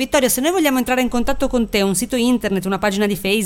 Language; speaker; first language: Italian; native; Italian